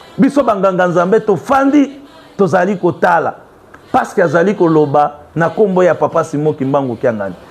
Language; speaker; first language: Lingala; native; Lingala